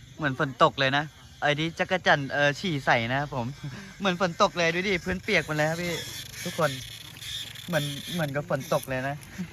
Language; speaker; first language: Thai; non-native, local second language; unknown